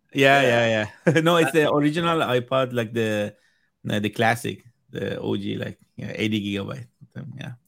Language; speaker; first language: English; non-native, fluent; Persian